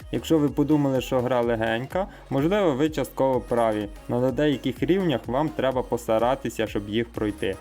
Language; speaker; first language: Ukrainian; native; Ukrainian